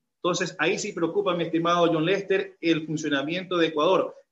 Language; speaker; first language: Spanish; native; Spanish